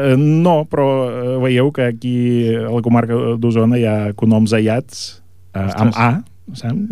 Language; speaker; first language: Catalan; non-native, fluent; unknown